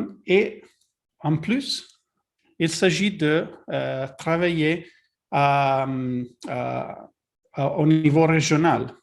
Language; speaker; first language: French; non-native, learner; Italian